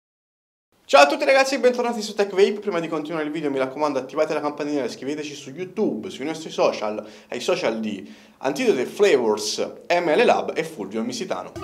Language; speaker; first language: Italian; native; Italian